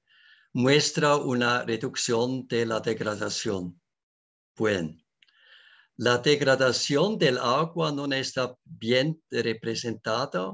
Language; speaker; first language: Spanish; non-native, learner; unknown